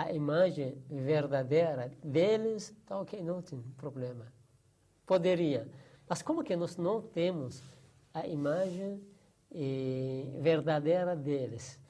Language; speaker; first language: Portuguese; non-native, learner; Persian